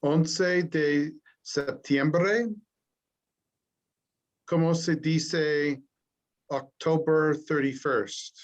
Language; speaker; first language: Spanish; non-native, learner; English